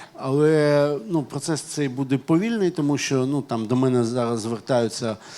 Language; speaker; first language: Ukrainian; non-native, local second language; Russian